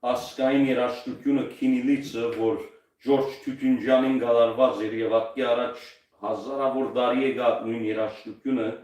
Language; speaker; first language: Armenian; early bilingual, heritage; Armenian